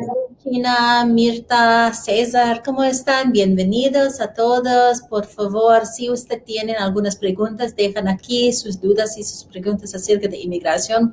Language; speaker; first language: Spanish; non-native, learner; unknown